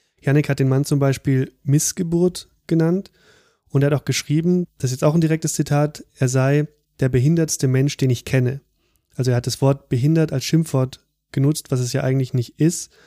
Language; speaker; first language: German; native; German